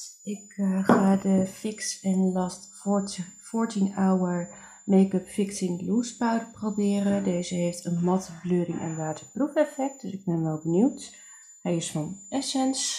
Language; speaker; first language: Dutch; native; Dutch